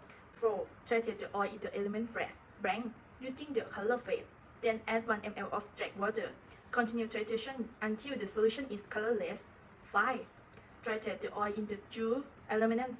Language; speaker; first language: English; non-native, learner; Thai